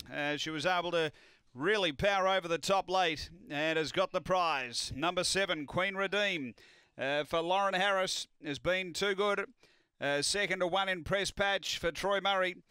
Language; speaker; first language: English; native; English